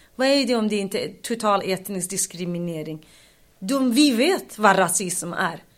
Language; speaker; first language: Swedish; non-native, fluent; Kurdish